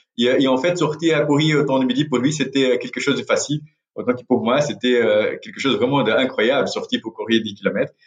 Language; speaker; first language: French; non-native, fluent; Portuguese